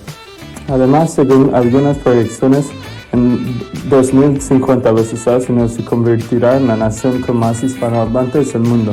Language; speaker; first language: Spanish; non-native, learner; English